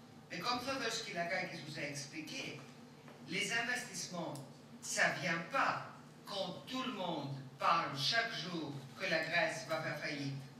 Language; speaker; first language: French; non-native, fluent; Greek